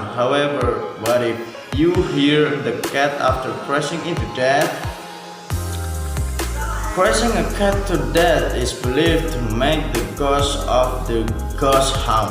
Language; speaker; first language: English; non-native, learner; Indonesian